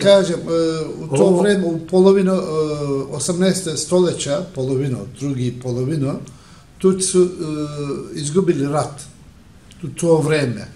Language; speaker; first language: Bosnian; early bilingual, heritage; Bosnian